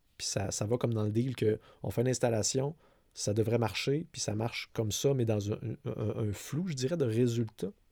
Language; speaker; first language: French; native; French